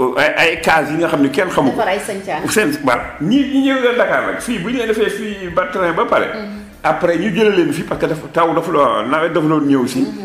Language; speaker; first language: Wolof; non-native, local second language; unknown